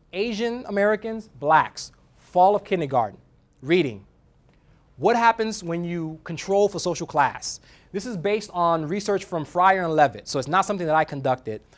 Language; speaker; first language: English; native; English